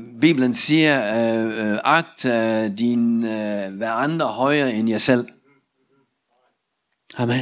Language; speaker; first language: Danish; non-native, learner; Russian